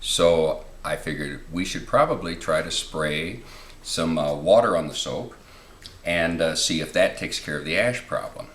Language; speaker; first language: English; native; English